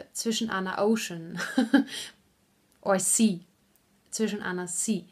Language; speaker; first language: English; non-native, fluent; German